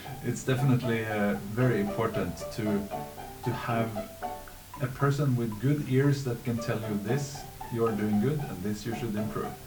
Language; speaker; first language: English; non-native, fluent; Norwegian